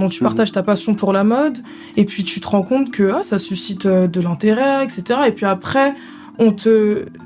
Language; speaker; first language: French; early bilingual, other home language; Lingala